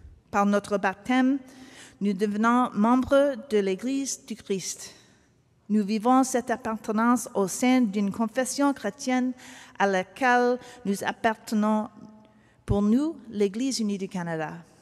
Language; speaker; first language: French; non-native, learner; English